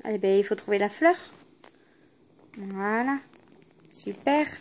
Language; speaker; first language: French; native; French